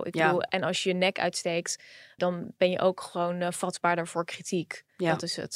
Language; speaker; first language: Dutch; native; Dutch